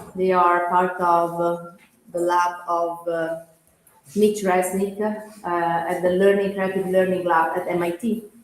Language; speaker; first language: English; non-native, fluent; Italian